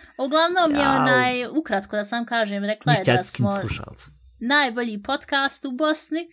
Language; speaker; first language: Bosnian; early bilingual, heritage; Bosnian